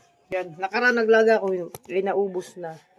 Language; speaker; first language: Filipino; native; Filipino